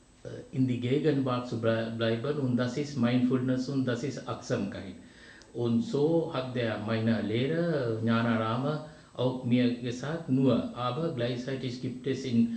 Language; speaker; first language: German; non-native, fluent; Sinhala